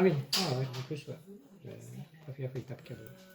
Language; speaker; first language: French; native; French